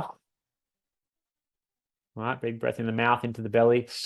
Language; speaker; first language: English; native; English